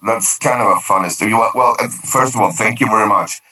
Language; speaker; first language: English; non-native, fluent; Swedish